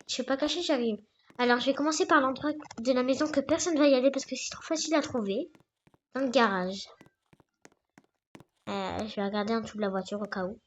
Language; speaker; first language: French; native; French